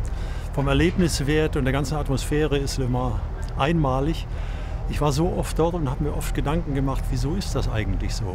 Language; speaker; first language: German; native; German